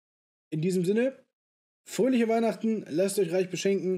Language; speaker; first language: German; native; German